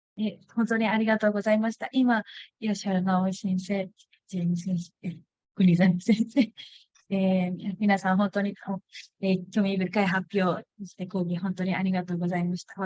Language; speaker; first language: Japanese; non-native, fluent; Spanish